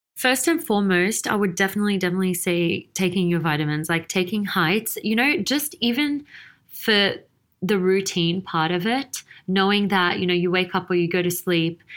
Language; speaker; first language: English; native; English